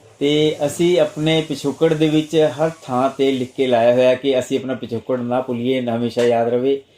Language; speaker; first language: Punjabi; non-native, local second language; Hindi